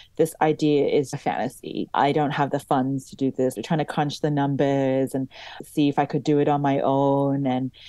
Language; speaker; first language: English; native; English